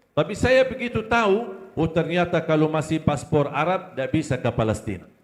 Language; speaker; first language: Malay; non-native, fluent; Arabic